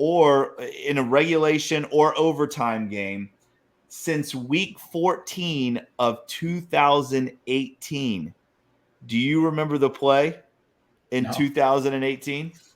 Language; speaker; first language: English; native; English